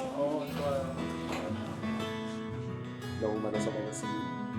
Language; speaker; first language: Korean; non-native, learner; Italian